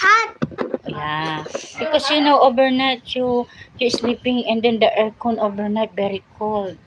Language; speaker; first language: English; non-native, learner; Filipino